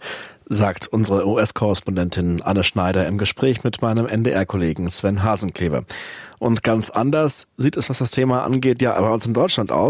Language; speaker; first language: German; native; German